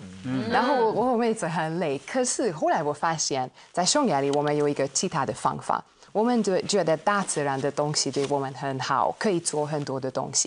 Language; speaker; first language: Chinese; non-native, fluent; Hungarian